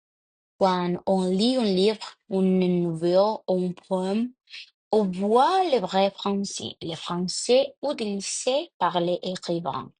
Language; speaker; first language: French; non-native, learner; Spanish